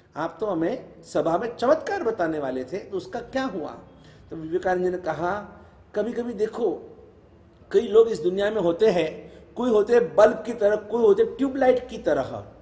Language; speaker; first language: Hindi; non-native, local second language; Gujarati